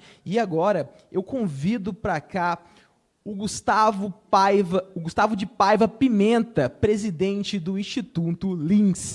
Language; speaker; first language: Portuguese; native; Portuguese